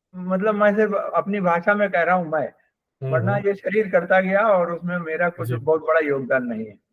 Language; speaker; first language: Hindi; native; Hindi